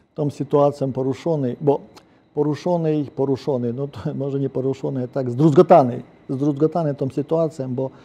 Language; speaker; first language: Polish; non-native, fluent; Ukrainian